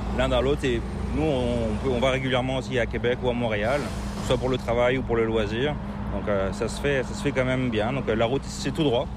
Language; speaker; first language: French; native; French